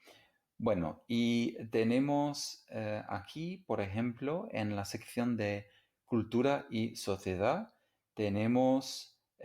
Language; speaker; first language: Spanish; non-native, fluent; English